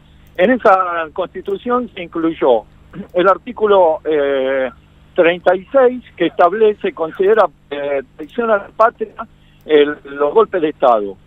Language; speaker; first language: Spanish; native; Spanish